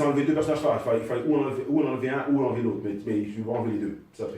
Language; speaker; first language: French; native; French